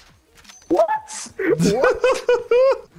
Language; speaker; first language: English; non-native, learner; Persian